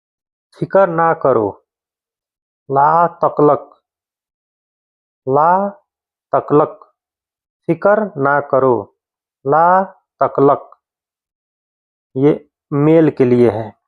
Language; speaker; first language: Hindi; native; Hindi